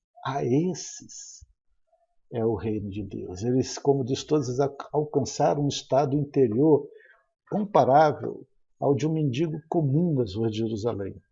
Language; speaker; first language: Portuguese; native; Portuguese